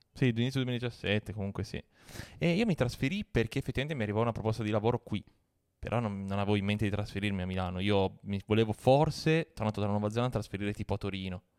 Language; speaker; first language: Italian; native; Italian